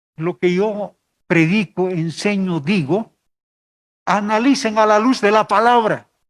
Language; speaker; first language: Spanish; non-native, local second language; Aymara